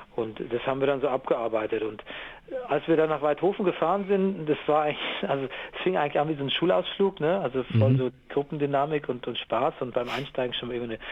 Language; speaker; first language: German; native; German